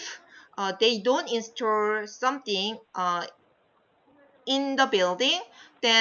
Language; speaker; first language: English; non-native, fluent; Korean